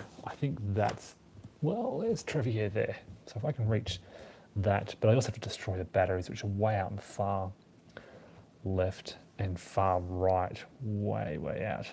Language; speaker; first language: English; native; English